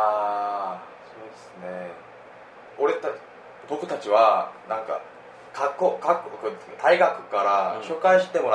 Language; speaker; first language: Japanese; non-native, fluent; Korean